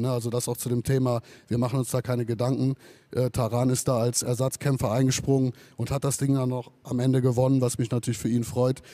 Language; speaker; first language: German; native; German